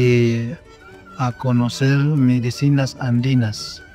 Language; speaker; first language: Spanish; non-native, local second language; Quechua